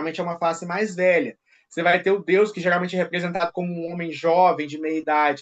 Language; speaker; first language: Portuguese; native; Portuguese